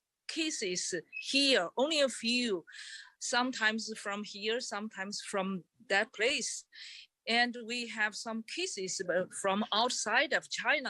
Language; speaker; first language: English; non-native, learner; Chinese